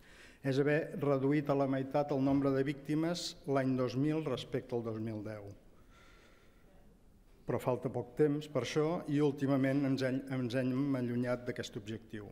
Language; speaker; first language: Catalan; native; Catalan